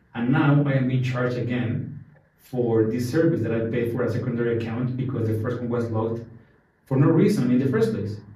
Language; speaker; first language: English; non-native, fluent; Spanish